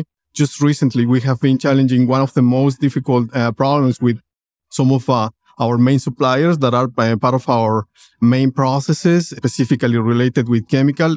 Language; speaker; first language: English; non-native, fluent; Spanish